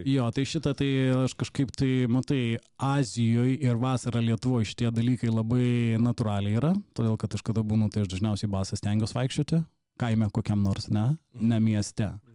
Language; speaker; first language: Lithuanian; native; Lithuanian